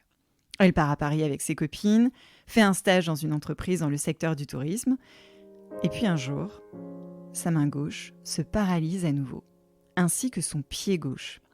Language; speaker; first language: French; native; French